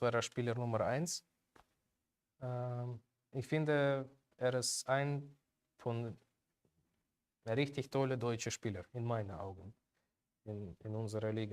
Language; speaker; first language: German; non-native, learner; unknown